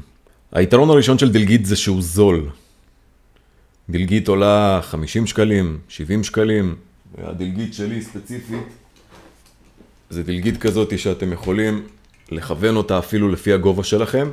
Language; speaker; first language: Hebrew; native; Hebrew